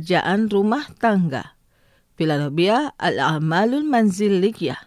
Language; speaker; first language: Arabic; non-native, learner; Indonesian